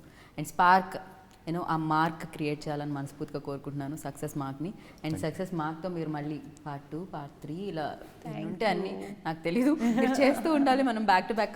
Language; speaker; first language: Telugu; native; Telugu